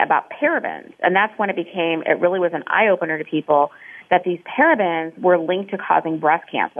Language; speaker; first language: English; native; English